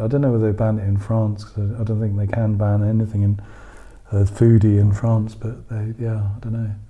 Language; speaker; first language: English; native; English